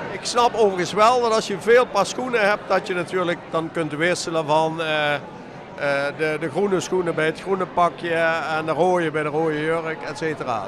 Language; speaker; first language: Dutch; native; Dutch